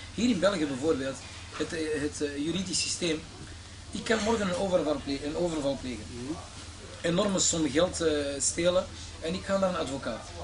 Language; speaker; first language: Dutch; early bilingual, other home language; Arabic